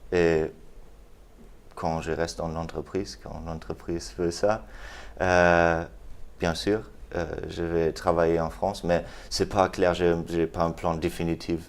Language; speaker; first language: French; non-native, fluent; German